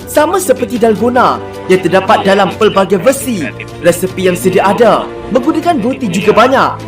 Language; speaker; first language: Malay; native; Malay